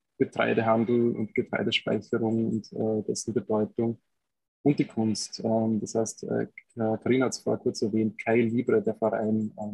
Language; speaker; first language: German; native; German